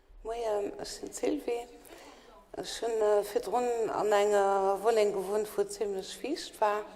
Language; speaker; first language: German; non-native, local second language; Luxembourgish